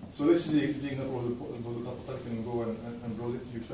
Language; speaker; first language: English; non-native, fluent; French